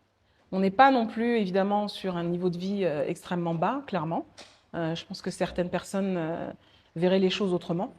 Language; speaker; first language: French; early bilingual, other home language; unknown